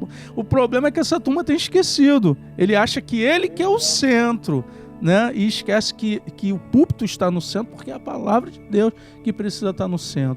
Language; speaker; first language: Portuguese; native; Portuguese